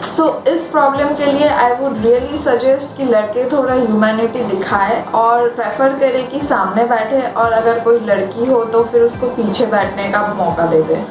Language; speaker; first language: Hindi; non-native, local second language; Bangla